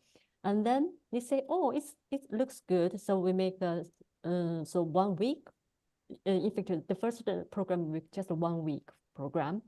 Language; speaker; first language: English; non-native, learner; Chinese